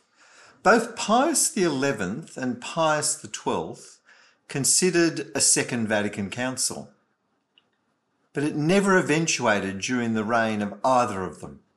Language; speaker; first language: English; native; English